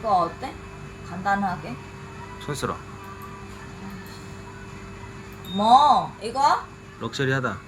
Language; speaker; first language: Korean; non-native, fluent; Vietnamese